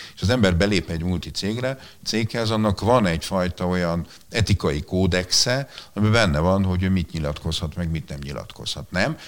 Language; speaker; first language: Hungarian; native; Hungarian